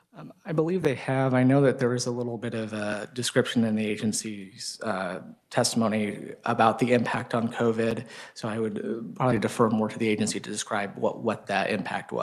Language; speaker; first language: English; native; English